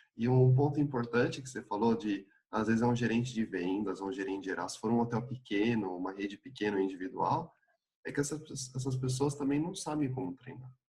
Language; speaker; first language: Portuguese; native; Portuguese